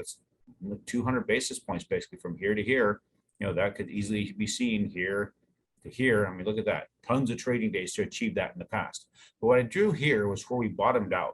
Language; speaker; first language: English; native; English